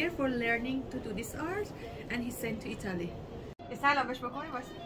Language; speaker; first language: English; non-native, fluent; Polish